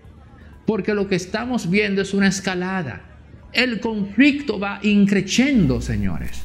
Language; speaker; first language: Spanish; native; Spanish